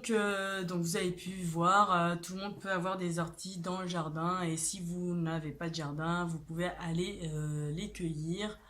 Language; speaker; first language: French; native; French